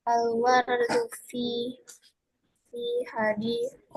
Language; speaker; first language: Arabic; non-native, learner; Indonesian